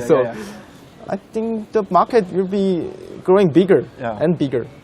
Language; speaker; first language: English; non-native, fluent; Korean